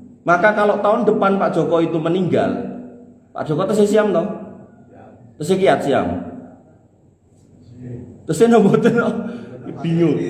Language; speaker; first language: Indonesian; non-native, local second language; Javanese